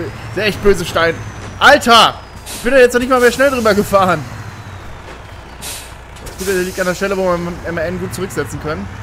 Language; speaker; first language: German; native; German